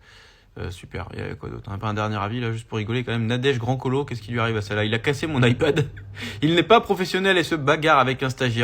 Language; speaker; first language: French; native; French